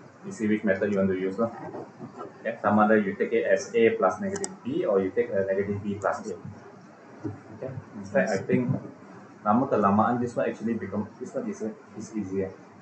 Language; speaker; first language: English; non-native, local second language; Malay